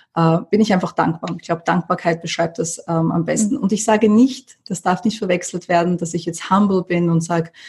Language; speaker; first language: German; early bilingual, other home language; Russian